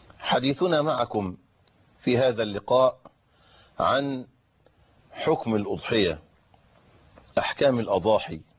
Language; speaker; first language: Arabic; native; Arabic